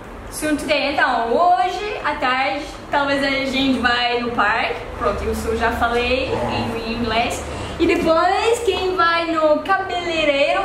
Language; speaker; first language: Portuguese; non-native, learner; French